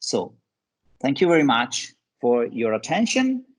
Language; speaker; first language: English; non-native, fluent; Italian